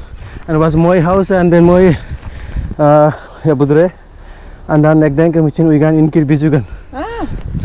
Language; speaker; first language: Dutch; non-native, learner; Nepali